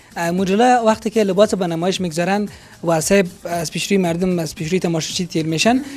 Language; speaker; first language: Persian; native; Persian